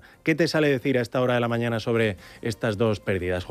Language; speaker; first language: Spanish; native; Spanish